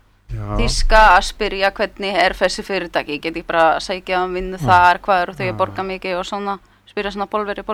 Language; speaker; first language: Icelandic; early bilingual, heritage; Polish